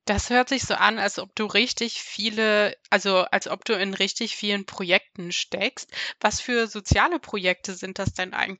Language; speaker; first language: German; native; German